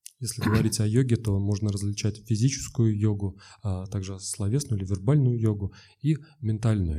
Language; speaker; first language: Russian; native; Russian